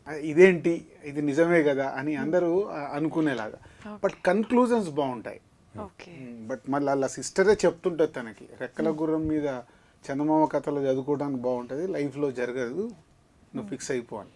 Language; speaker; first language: Telugu; native; Telugu